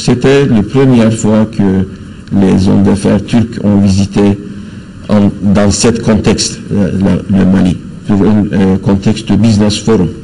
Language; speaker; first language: French; non-native, fluent; Turkish